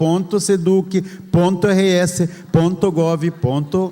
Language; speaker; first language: Portuguese; non-native, fluent; Spanish